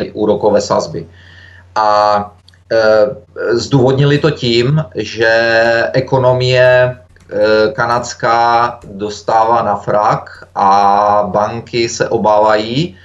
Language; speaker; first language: Czech; native; Czech